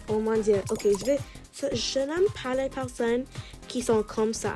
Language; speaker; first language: French; non-native, learner; English